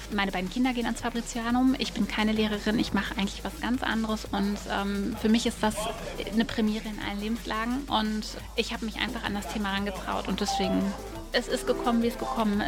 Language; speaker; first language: German; native; German